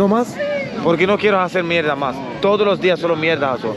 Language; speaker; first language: Spanish; non-native, learner; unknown